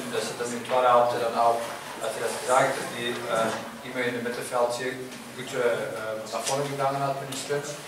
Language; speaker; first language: German; non-native, fluent; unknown